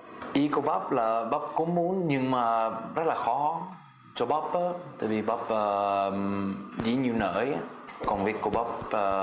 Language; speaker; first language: Vietnamese; non-native, fluent; Swedish